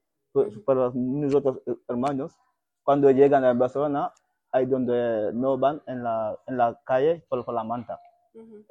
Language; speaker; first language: Spanish; non-native, learner; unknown